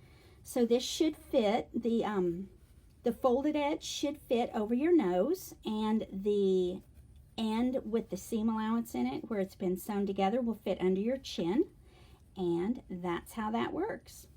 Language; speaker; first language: English; native; English